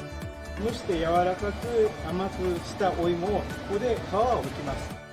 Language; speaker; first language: Japanese; native; Japanese